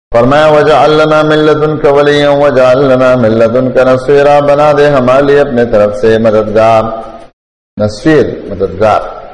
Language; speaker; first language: Urdu; non-native, local second language; Pashto